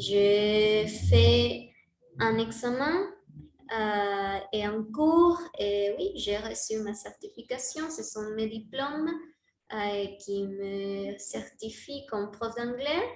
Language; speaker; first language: French; non-native, learner; Spanish